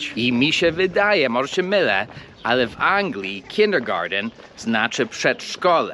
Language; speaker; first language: Polish; early bilingual, heritage; English